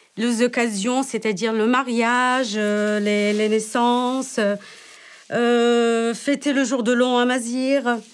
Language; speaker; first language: French; non-native, local second language; Tachelhit